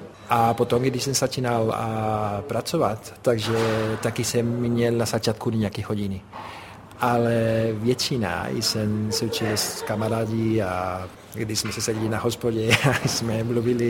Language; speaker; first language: Czech; non-native, fluent; Spanish